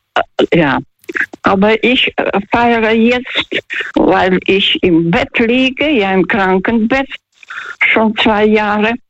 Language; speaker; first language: German; non-native, fluent; Russian